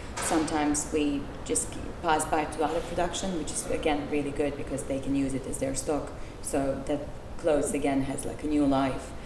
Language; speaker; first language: English; non-native, fluent; Serbian